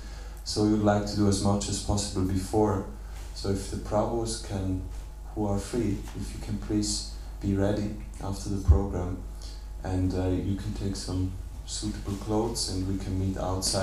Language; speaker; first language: English; non-native, fluent; German